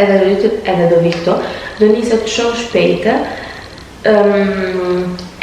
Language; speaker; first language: Albanian; early bilingual, heritage; Albanian